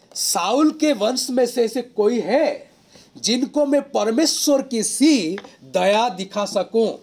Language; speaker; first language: Hindi; non-native, local second language; Odia